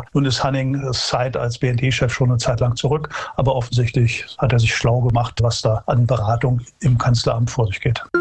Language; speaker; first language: German; native; German